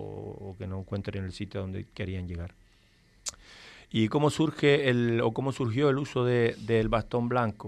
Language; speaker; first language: Spanish; native; Spanish